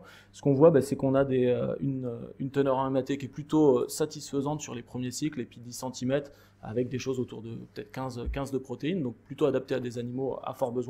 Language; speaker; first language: French; native; French